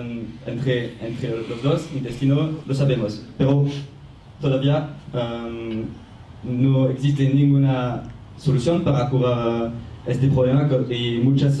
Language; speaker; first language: Spanish; non-native, fluent; French